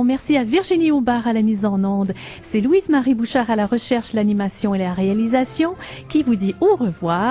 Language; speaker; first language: French; native; French